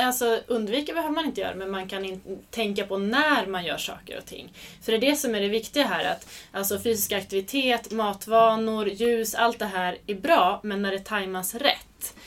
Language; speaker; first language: Swedish; native; Swedish